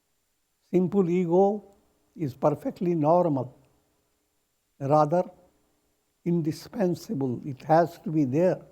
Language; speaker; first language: English; non-native, local second language; Hindi